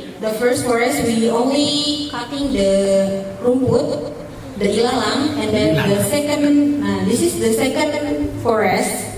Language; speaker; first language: English; non-native, fluent; Indonesian